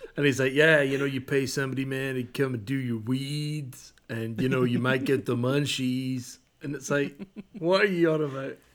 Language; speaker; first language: English; native; English